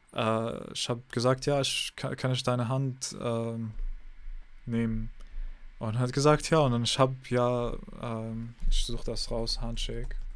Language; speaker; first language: German; non-native, fluent; English